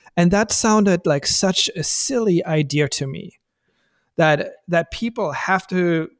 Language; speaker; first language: English; non-native, fluent; German